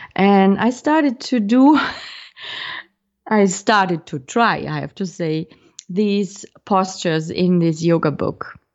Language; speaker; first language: English; non-native, fluent; German